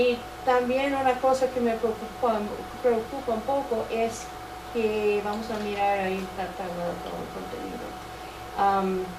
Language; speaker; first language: Spanish; non-native, fluent; English